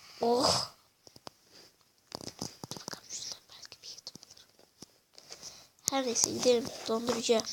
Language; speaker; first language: Turkish; native; Turkish